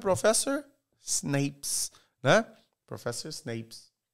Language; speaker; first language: English; non-native, fluent; Portuguese